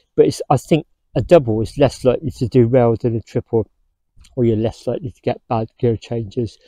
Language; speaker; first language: English; native; English